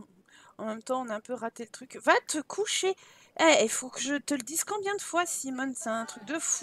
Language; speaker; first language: French; native; French